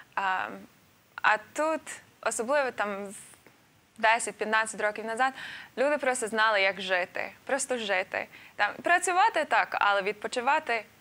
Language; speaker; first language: Ukrainian; non-native, fluent; English